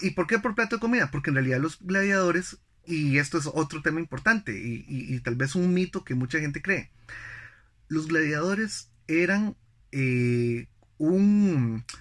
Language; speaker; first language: Spanish; native; Spanish